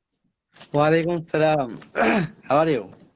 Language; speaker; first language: English; non-native, learner; Bangla